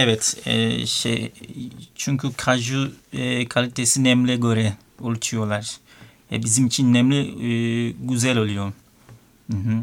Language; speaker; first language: Turkish; non-native, learner; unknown